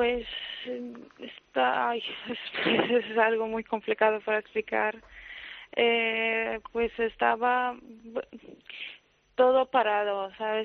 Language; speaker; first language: Spanish; non-native, fluent; Arabic